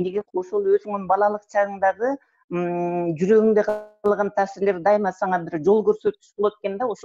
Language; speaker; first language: Kyrgyz; native; Kyrgyz